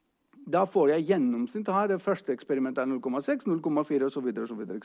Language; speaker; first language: Norwegian; non-native, fluent; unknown